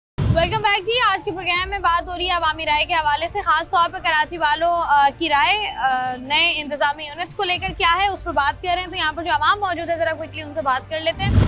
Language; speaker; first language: Urdu; native; Urdu